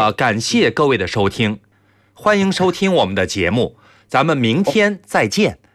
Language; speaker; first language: Chinese; native; Chinese